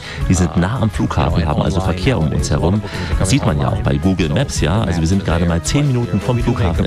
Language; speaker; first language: German; native; German